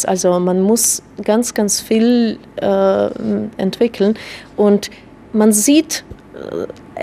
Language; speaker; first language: German; non-native, fluent; Russian